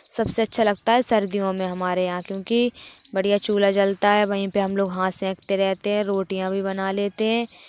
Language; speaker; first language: Hindi; native; Hindi